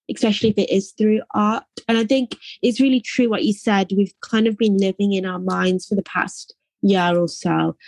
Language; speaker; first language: English; native; English